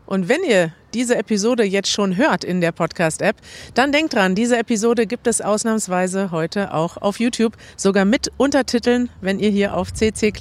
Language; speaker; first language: German; native; German